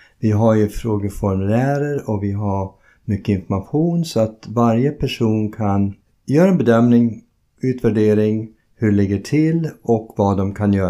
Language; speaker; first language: Swedish; non-native, fluent; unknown